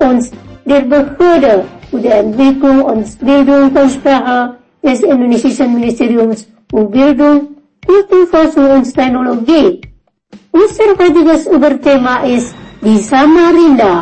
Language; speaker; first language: German; non-native, fluent; Indonesian